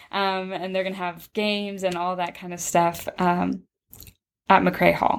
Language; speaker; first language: English; early bilingual, other home language; Spanish